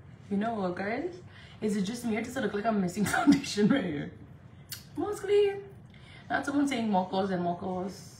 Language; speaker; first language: English; early bilingual, other home language; Spanish